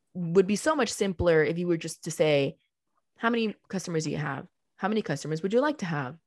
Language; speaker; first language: English; early bilingual, other home language; Spanish